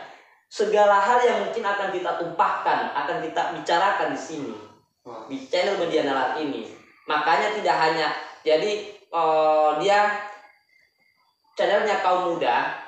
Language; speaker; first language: Indonesian; native; Indonesian